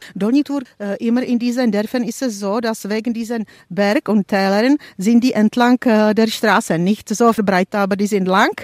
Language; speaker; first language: German; non-native, fluent; Czech